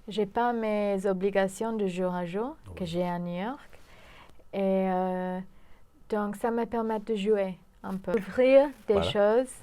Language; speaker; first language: French; non-native, fluent; English